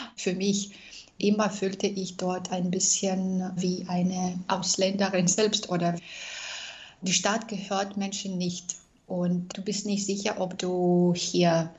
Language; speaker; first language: German; non-native, fluent; Russian